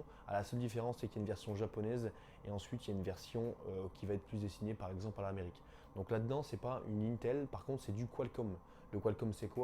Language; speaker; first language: French; native; French